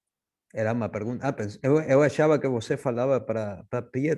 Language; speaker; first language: Portuguese; non-native, fluent; Spanish